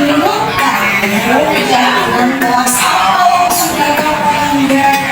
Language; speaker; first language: Indonesian; native; Indonesian